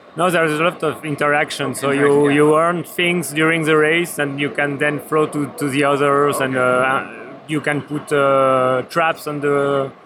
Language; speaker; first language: English; non-native, fluent; French